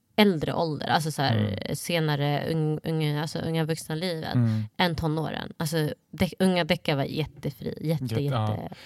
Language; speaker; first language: Swedish; early bilingual, other home language; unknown